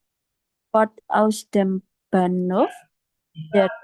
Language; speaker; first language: German; non-native, learner; Indonesian